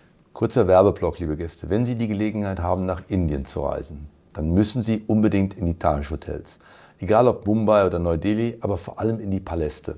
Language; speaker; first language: German; native; German